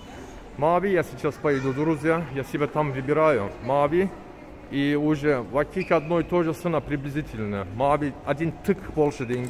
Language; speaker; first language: Russian; non-native, learner; Turkish